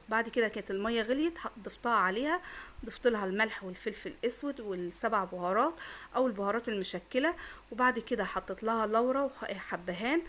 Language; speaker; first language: Arabic; native; Arabic